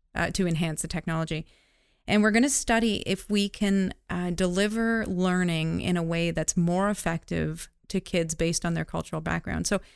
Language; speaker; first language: English; native; English